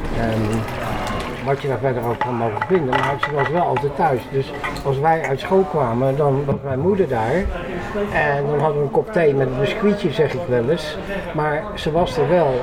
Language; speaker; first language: Dutch; native; Dutch